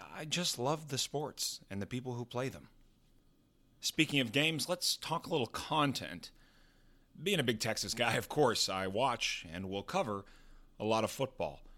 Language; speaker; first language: English; native; English